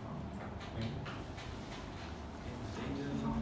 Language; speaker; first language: French; non-native, learner; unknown